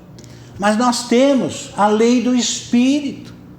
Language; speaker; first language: Portuguese; native; Portuguese